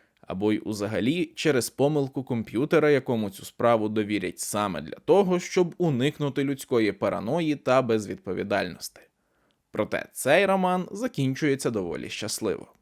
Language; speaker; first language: Ukrainian; native; Ukrainian